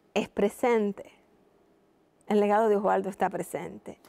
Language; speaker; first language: Spanish; native; Spanish